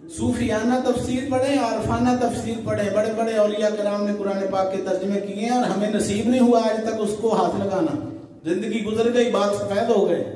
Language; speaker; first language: Urdu; non-native, local second language; Punjabi